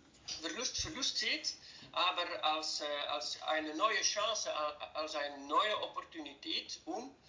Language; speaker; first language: German; non-native, fluent; Dutch